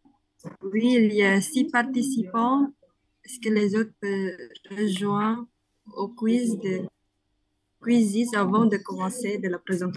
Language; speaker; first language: French; non-native, learner; Indonesian